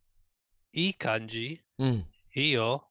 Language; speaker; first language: Japanese; non-native, learner; English